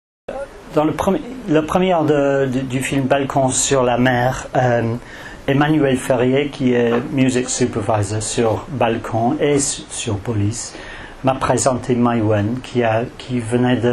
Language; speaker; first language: French; non-native, fluent; English